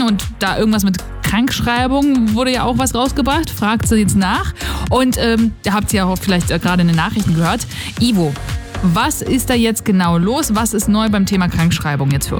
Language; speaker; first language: German; native; German